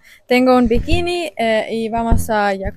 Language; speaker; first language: Spanish; non-native, learner; Finnish